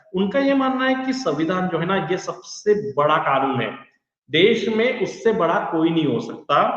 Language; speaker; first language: Hindi; non-native, local second language; Marathi